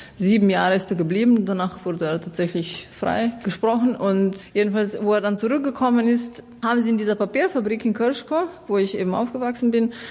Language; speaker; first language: German; non-native, fluent; Slovenian